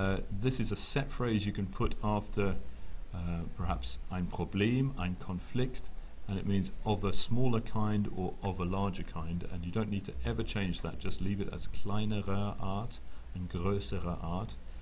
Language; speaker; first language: English; native; English